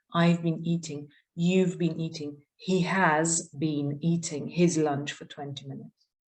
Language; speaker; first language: English; non-native, fluent; Polish